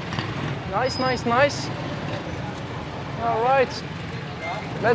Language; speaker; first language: English; non-native, learner; French